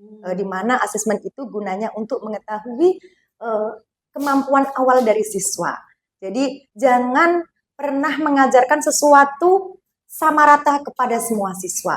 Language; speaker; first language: Indonesian; non-native, local second language; Javanese